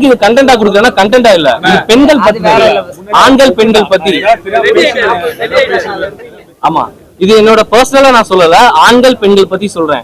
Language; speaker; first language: Tamil; native; Tamil